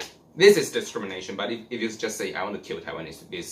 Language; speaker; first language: English; non-native, learner; Chinese